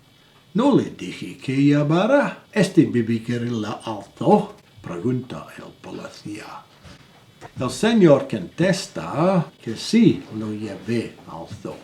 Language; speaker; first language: Spanish; non-native, learner; English